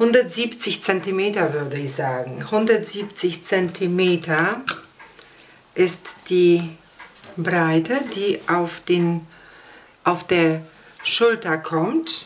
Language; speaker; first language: German; non-native, fluent; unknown